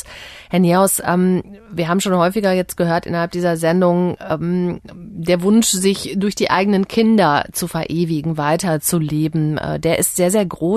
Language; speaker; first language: German; native; German